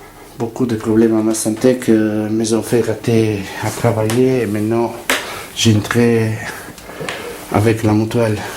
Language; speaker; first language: French; non-native, learner; Italian